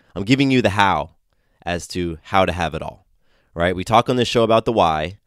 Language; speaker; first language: English; native; English